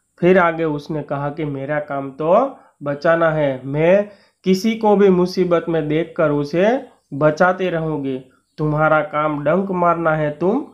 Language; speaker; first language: Hindi; non-native, local second language; Gujarati